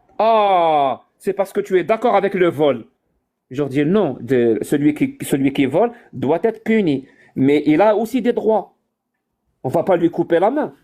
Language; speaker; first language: French; non-native, local second language; Arabic